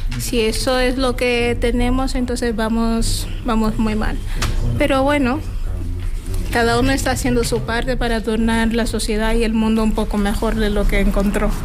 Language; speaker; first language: Spanish; non-native, fluent; Portuguese